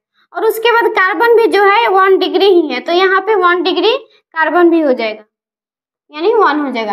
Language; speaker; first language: Hindi; native; Hindi